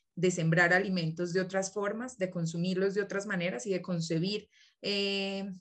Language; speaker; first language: Spanish; native; Spanish